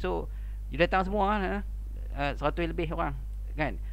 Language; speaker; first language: Malay; native; Malay